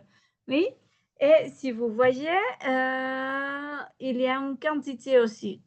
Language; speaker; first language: French; non-native, learner; Spanish